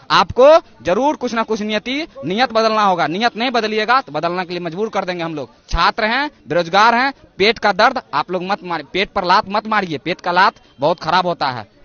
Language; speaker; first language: Hindi; native; Hindi